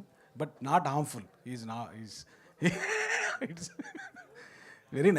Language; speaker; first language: Telugu; native; Telugu